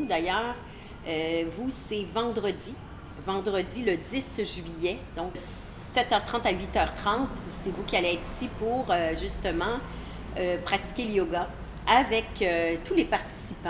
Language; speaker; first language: French; native; French